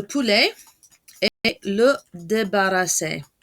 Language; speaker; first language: French; non-native, fluent; English